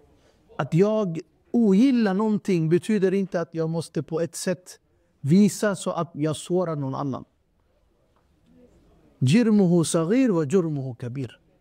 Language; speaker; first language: Swedish; non-native, fluent; Urdu